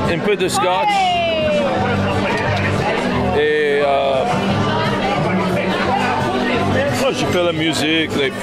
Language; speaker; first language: French; non-native, learner; English